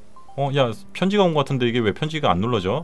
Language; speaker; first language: Korean; native; Korean